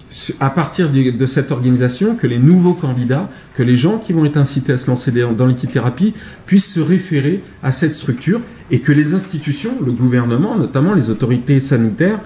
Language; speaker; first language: French; native; French